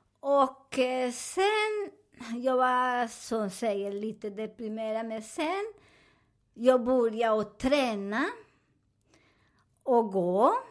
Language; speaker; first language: Swedish; non-native, learner; Spanish